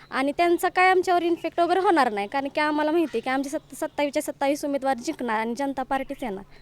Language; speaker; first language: Marathi; native; Marathi